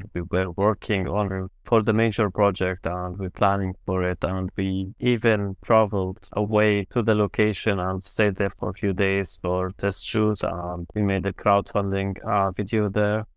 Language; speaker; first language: English; non-native, fluent; Arabic